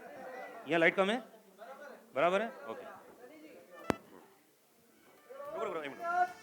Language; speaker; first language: Hindi; native; Hindi